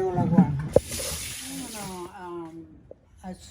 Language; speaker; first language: English; non-native, learner; Spanish